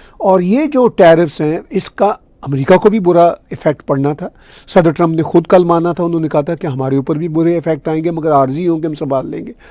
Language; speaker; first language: Urdu; native; Urdu